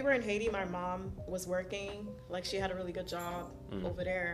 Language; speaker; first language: English; early bilingual, other home language; Haitian Creole